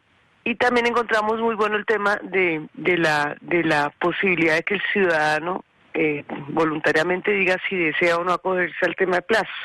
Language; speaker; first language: Spanish; native; Spanish